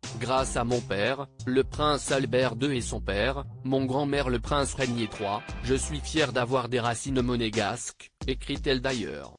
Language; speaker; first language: French; native; French